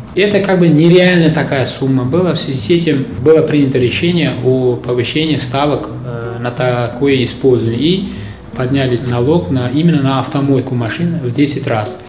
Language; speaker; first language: Russian; non-native, local second language; Uzbek